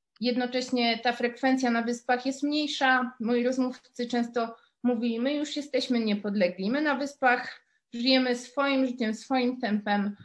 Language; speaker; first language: Polish; native; Polish